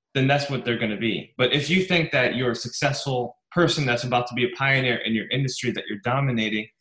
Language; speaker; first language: English; native; English